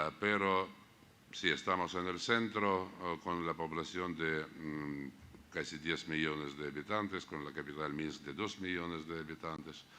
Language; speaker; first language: Spanish; non-native, fluent; Russian